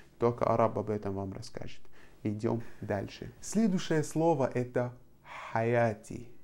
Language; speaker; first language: Russian; non-native, fluent; Arabic